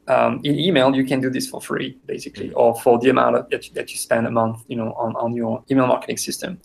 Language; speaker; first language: English; non-native, fluent; French